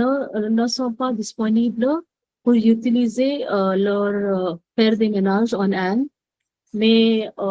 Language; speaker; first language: French; non-native, learner; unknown